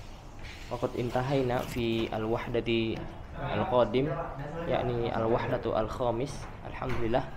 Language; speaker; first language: Arabic; non-native, fluent; Indonesian